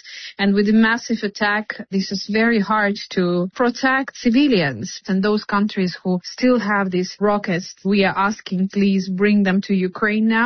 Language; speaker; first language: English; non-native, fluent; Ukrainian